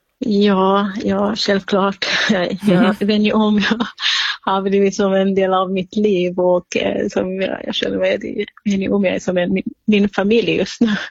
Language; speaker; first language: Swedish; non-native, fluent; Central Kurdish